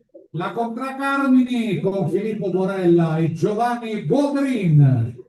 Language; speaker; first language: Italian; native; Italian